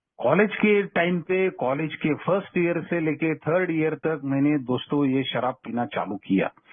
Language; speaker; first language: Hindi; non-native, local second language; Kannada